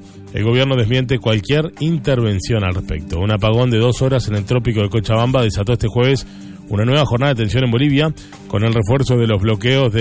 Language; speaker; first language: Spanish; native; Spanish